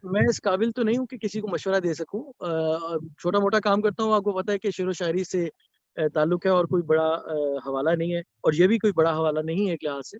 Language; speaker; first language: Urdu; native; Urdu